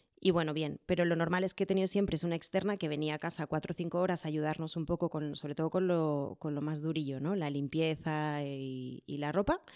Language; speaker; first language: Spanish; native; Spanish